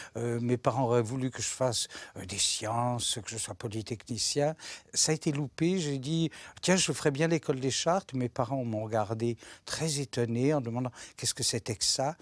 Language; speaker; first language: French; native; French